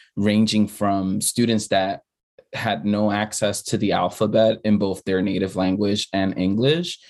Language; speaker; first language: English; early bilingual, other home language; Spanish